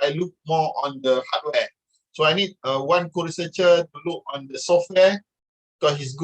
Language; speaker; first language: English; non-native, local second language; Malay